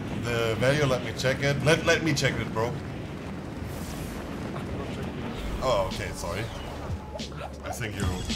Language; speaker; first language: English; non-native, fluent; German